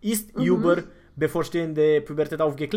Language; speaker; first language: German; non-native, fluent; Romanian